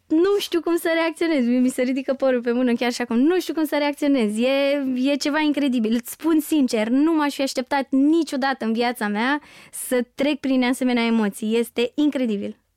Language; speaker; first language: Romanian; native; Romanian